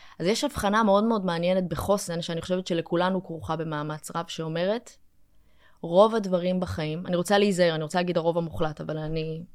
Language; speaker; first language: Hebrew; early bilingual, other home language; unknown